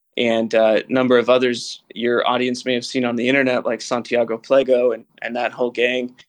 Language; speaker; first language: English; native; English